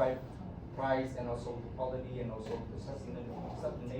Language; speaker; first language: English; non-native, learner; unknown